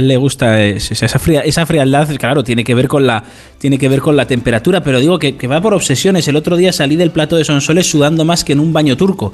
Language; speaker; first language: Spanish; native; Spanish